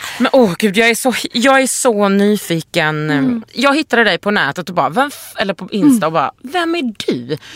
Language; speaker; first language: Swedish; native; Swedish